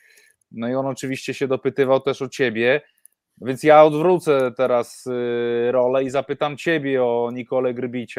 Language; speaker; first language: Polish; native; Polish